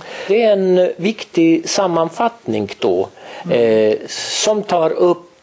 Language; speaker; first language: Swedish; non-native, fluent; Estonian